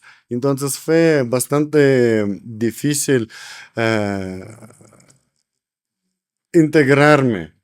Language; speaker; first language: Spanish; non-native, learner; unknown